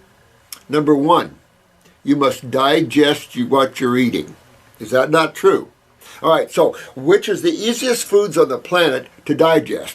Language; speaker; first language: English; native; English